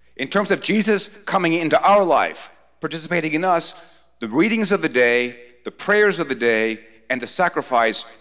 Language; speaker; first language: English; early bilingual, other home language; Spanish